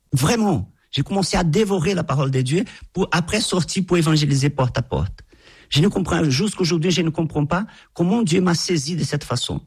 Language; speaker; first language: French; non-native, fluent; Portuguese